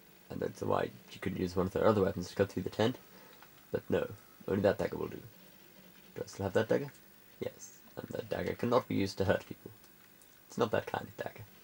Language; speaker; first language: English; native; English